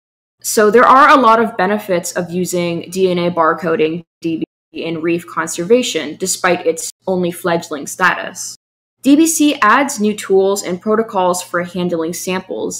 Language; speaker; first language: English; native; English